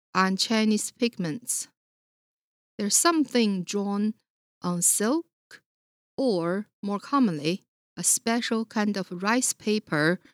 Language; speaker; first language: English; non-native, fluent; Chinese